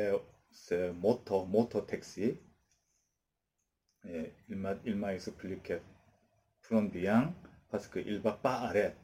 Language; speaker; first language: French; non-native, learner; Korean